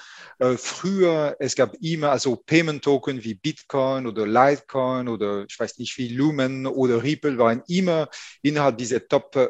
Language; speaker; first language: German; non-native, fluent; French